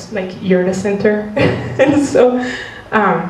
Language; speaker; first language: English; non-native, fluent; French